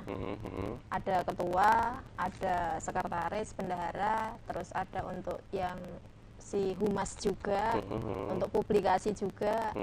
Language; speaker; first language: Indonesian; native; Indonesian